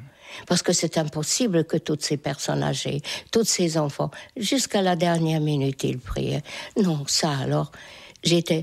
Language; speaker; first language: French; non-native, fluent; Hungarian